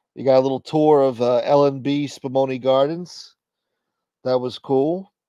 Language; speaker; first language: English; native; English